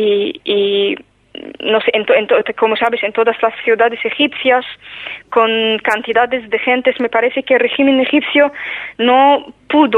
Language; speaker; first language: Spanish; non-native, fluent; Arabic